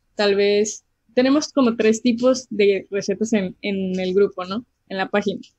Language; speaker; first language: Spanish; native; Spanish